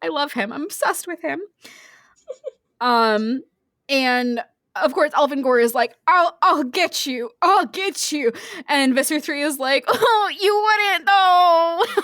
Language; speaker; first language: English; native; English